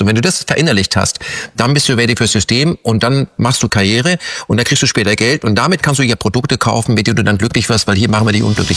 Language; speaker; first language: German; native; German